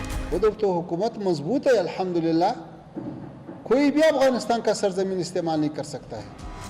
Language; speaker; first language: Hindi; non-native, fluent; Pashto